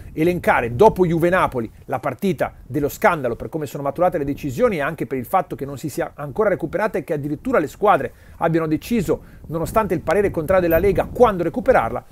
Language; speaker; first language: Italian; native; Italian